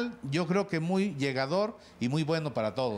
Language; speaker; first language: Spanish; native; Spanish